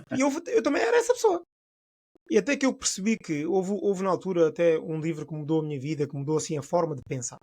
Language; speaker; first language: Portuguese; non-native, local second language; Upper Guinea Crioulo